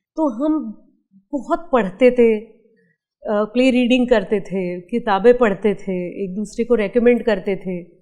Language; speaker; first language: Hindi; non-native, local second language; Marathi